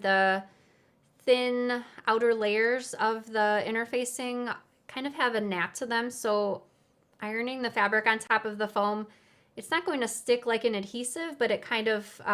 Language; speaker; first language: English; native; English